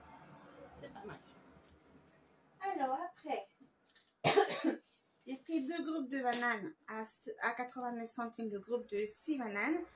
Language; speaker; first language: French; non-native, fluent; Spanish